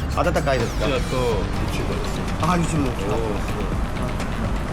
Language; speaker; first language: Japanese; non-native, learner; Korean